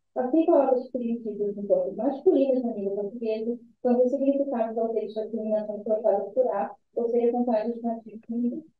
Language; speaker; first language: Portuguese; native; Portuguese